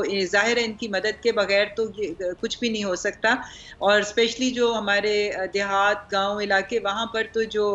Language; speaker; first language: Urdu; native; Urdu